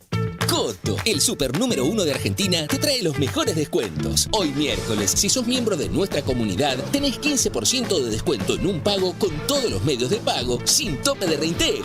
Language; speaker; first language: Spanish; native; Spanish